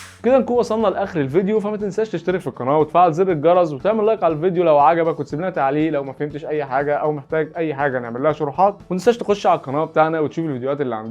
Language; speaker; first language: Arabic; native; Arabic